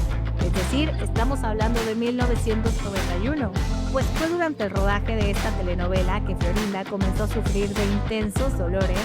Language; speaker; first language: Spanish; native; Spanish